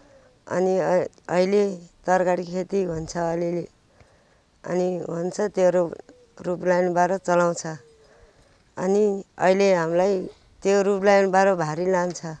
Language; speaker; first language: Nepali; non-native, local second language; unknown